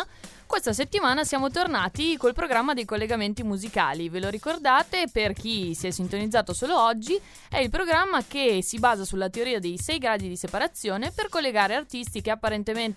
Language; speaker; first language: Italian; native; Italian